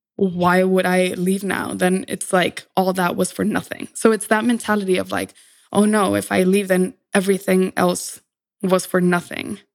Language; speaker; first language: English; early bilingual, other home language; Spanish